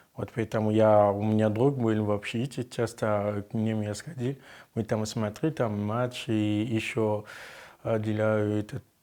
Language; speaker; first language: Russian; non-native, learner; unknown